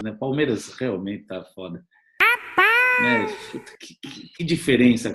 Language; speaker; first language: Portuguese; native; Portuguese